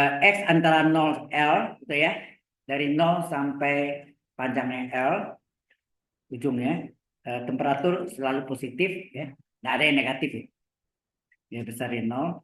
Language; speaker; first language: Indonesian; native; Indonesian